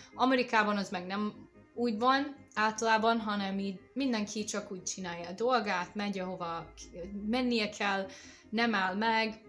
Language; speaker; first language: Hungarian; non-native, fluent; English